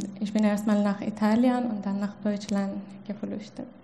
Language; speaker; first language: German; non-native, learner; Persian